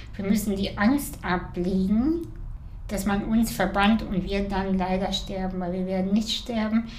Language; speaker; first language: German; early bilingual, other home language; Russian